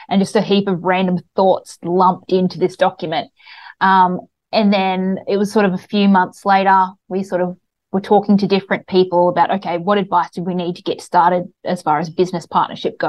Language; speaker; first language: English; native; English